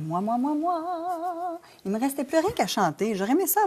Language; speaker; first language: French; native; French